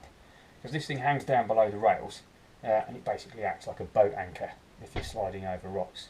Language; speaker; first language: English; native; English